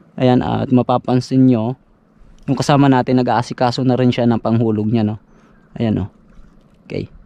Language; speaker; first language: Filipino; non-native, local second language; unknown